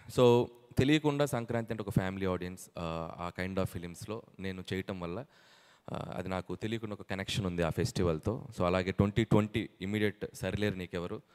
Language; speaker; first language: Telugu; native; Telugu